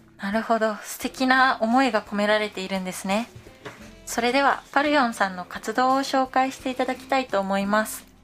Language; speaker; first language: Japanese; native; Japanese